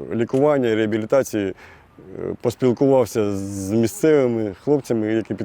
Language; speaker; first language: Ukrainian; native; Ukrainian